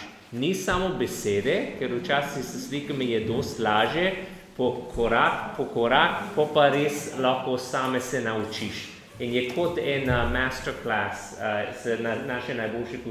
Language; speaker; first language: Slovenian; non-native, learner; English